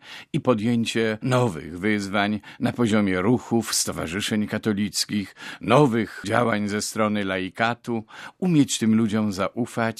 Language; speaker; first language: Polish; native; Polish